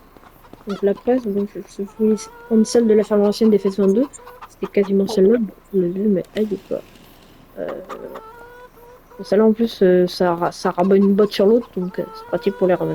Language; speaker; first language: French; native; French